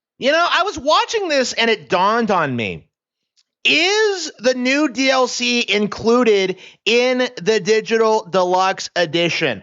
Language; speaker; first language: English; native; English